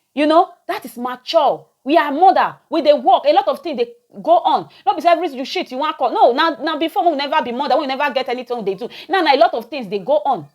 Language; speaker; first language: Nigerian Pidgin; native; Nigerian Pidgin